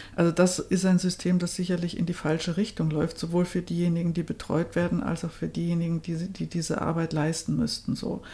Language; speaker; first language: German; native; German